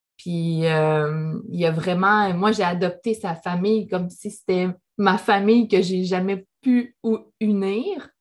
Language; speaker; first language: French; native; French